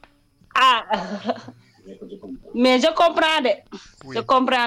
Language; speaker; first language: French; non-native, local second language; Wolof